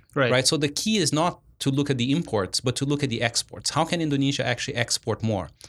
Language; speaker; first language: English; non-native, fluent; Portuguese